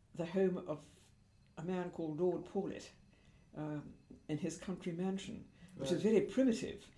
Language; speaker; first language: English; native; English